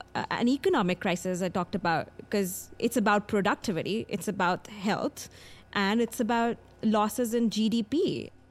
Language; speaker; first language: English; non-native, local second language; Hindi